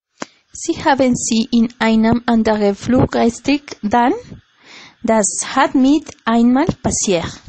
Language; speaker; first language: German; non-native, learner; Spanish